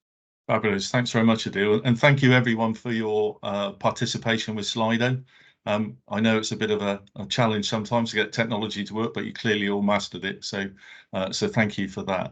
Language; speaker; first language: English; native; English